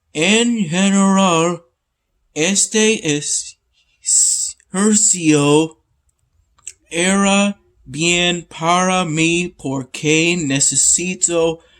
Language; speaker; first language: Spanish; non-native, learner; English